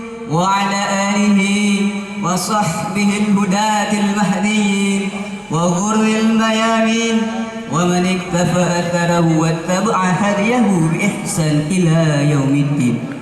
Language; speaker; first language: Arabic; non-native, learner; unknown